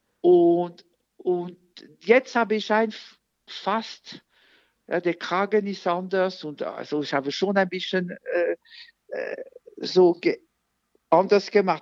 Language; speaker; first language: German; non-native, fluent; French